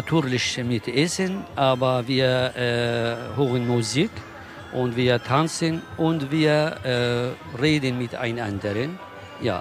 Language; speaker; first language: German; non-native, learner; Kurdish